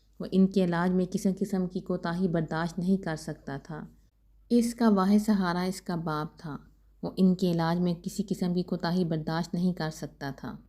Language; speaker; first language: Urdu; native; Urdu